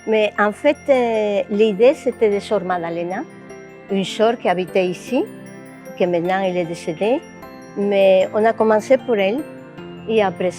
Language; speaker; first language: French; non-native, fluent; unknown